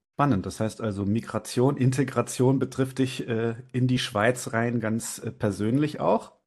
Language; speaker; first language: German; native; German